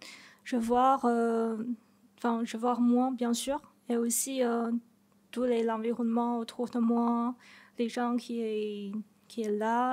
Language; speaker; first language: French; non-native, fluent; Chinese